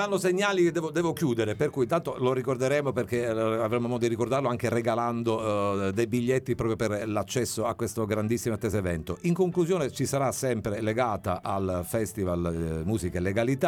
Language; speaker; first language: Italian; native; Italian